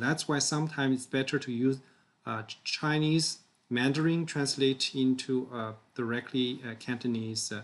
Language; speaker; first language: English; non-native, fluent; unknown